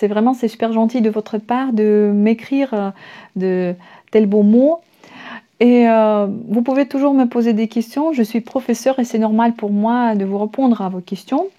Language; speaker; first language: French; non-native, fluent; Russian